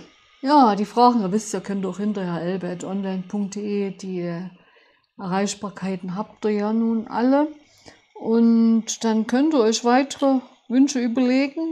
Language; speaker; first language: German; native; German